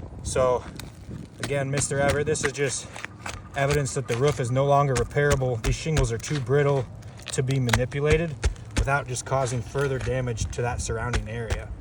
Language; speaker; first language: English; native; English